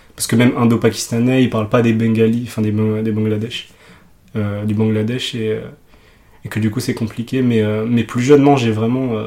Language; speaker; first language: French; early bilingual, other home language; Urdu